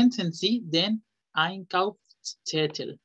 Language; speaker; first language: German; non-native, fluent; Spanish